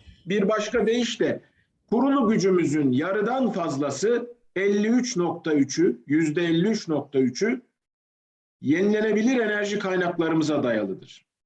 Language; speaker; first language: Turkish; native; Turkish